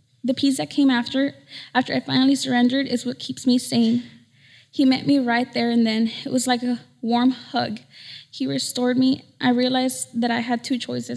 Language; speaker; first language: English; early bilingual, other home language; Spanish